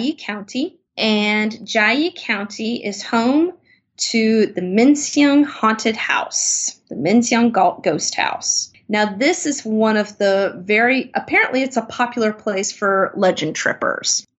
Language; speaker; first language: English; native; English